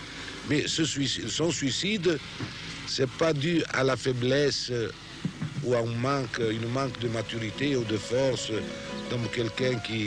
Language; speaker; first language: French; non-native, fluent; Greek